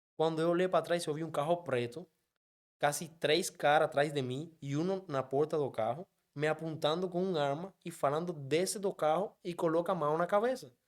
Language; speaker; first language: Portuguese; non-native, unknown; Spanish